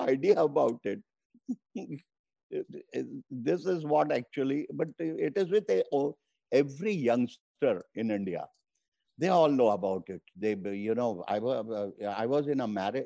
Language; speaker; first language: English; non-native, local second language; Hindi